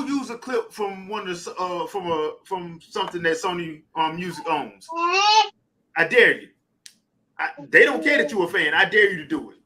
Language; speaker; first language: English; native; English